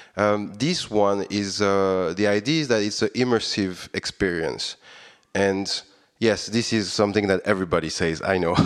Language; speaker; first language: English; non-native, fluent; French